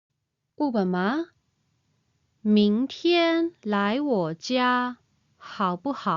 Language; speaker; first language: Chinese; non-native, fluent; Burmese